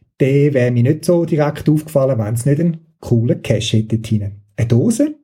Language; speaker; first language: German; native; German